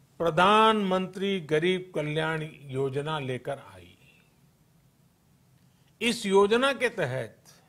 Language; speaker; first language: Hindi; non-native, local second language; Gujarati